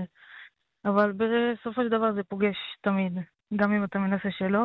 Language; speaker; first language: Hebrew; native; Hebrew